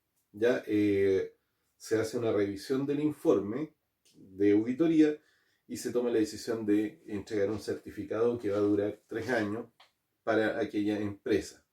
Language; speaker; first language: Spanish; native; Spanish